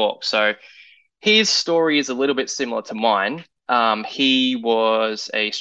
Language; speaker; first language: English; native; English